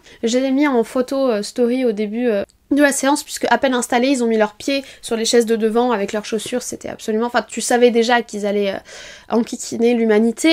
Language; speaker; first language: French; native; French